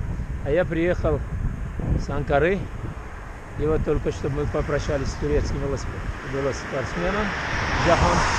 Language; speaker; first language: Russian; non-native, local second language; Uzbek